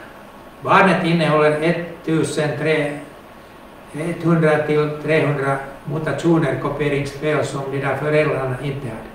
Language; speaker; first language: Swedish; non-native, local second language; Finnish